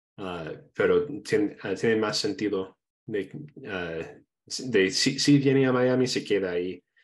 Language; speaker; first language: Spanish; non-native, fluent; English